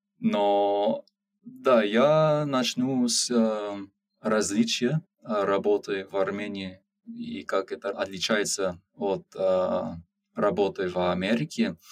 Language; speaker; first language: Russian; non-native, learner; English